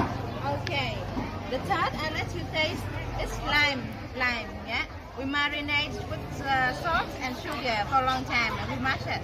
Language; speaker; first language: English; non-native, learner; Vietnamese